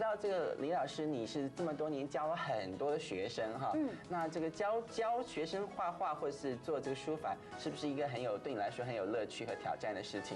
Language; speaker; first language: Chinese; native; Chinese